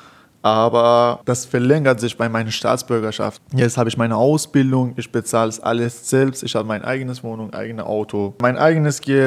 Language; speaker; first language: German; non-native, fluent; Persian